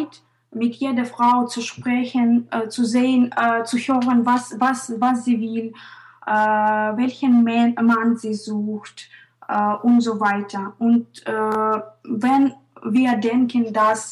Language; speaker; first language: German; non-native, fluent; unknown